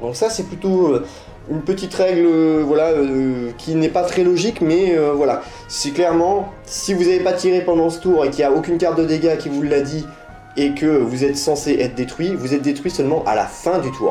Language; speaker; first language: French; native; French